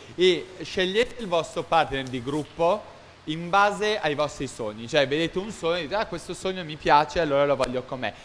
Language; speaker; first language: Italian; native; Italian